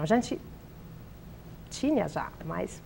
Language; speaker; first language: Portuguese; non-native, learner; Italian